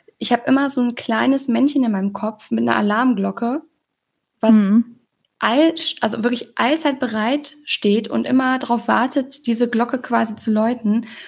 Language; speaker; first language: German; native; German